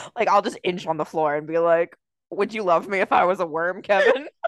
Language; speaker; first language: English; native; English